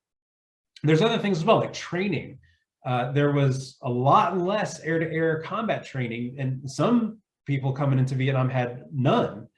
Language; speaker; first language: English; native; English